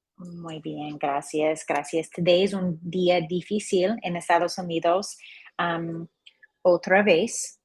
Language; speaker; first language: Spanish; non-native, learner; English